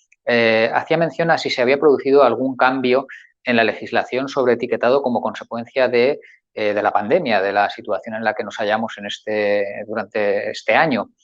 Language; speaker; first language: Spanish; native; Spanish